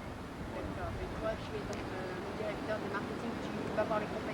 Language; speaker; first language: French; native; French